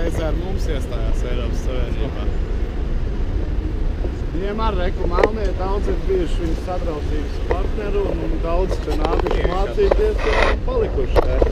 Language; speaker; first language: Latvian; native; Latvian